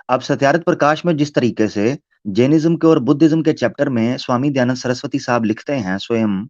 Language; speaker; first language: Hindi; native; Hindi